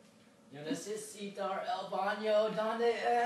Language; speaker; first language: Spanish; non-native, learner; English